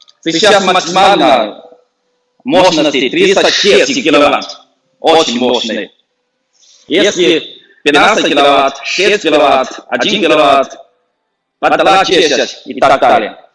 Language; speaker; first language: Russian; non-native, fluent; Chinese